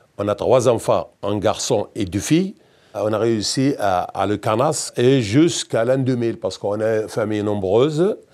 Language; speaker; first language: French; non-native, local second language; Berber languages